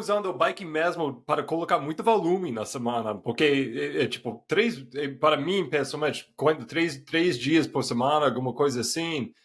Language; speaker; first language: Portuguese; non-native, fluent; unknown